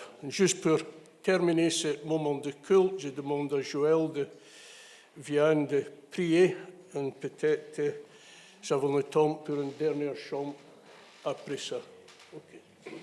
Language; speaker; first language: French; non-native, fluent; English